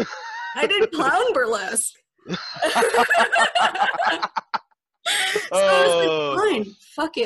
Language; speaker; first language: English; native; English